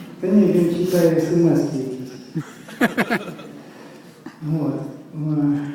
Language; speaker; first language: Ukrainian; native; Ukrainian